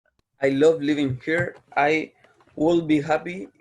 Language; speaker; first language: English; non-native, learner; Spanish